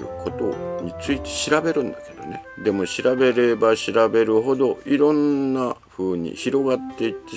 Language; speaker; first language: Japanese; native; Japanese